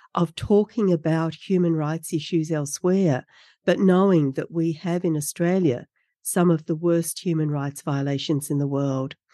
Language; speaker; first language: English; native; English